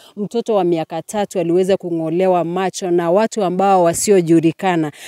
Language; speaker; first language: Swahili; non-native, local second language; Gusii